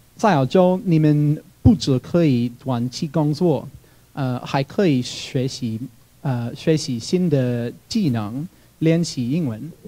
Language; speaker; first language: Chinese; non-native, fluent; English